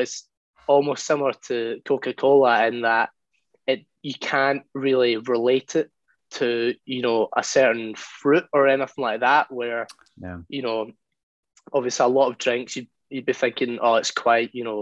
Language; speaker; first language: English; native; English